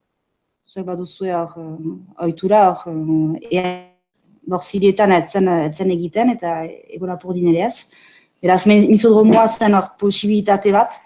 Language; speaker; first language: Basque; native; Basque